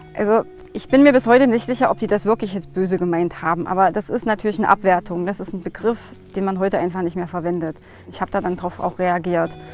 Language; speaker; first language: German; native; German